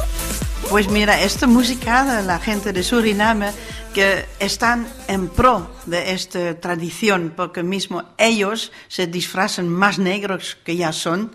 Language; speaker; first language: Spanish; non-native, fluent; Dutch